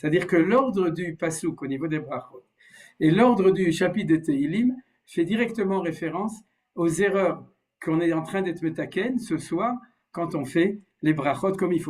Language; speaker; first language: French; native; French